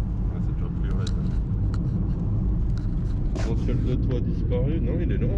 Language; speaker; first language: French; native; French